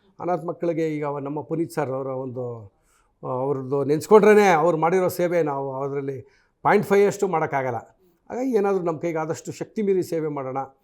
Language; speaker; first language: Kannada; non-native, local second language; Telugu